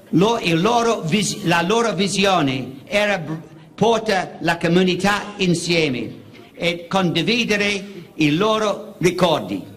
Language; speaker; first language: Italian; non-native, learner; English